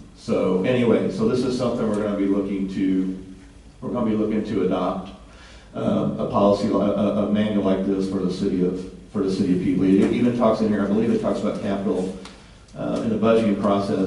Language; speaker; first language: English; native; English